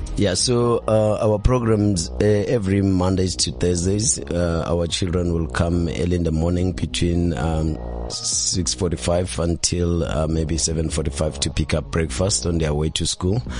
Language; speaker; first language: English; non-native, local second language; Zulu